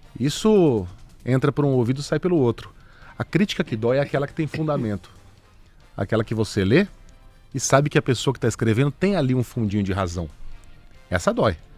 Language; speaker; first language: Portuguese; native; Portuguese